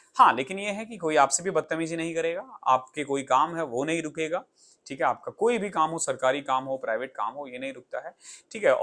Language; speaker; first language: Hindi; native; Hindi